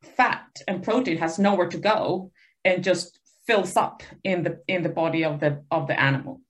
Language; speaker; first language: English; early bilingual, other home language; Spanish